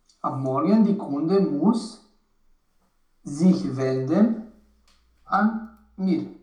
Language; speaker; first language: German; non-native, learner; Romanian